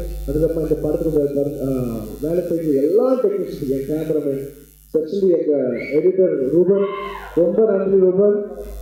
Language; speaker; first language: Tamil; non-native, local second language; Telugu